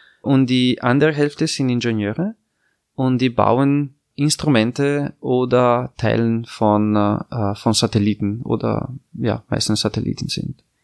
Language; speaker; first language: German; non-native, fluent; Italian